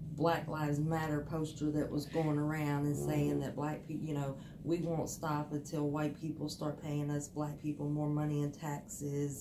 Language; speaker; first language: English; native; English